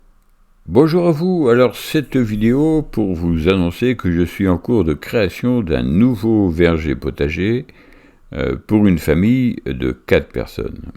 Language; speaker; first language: French; native; French